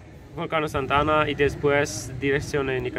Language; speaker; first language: Spanish; non-native, learner; German